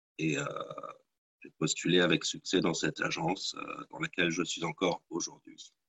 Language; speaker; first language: French; native; French